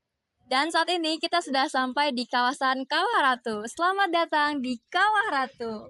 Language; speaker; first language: Indonesian; native; Indonesian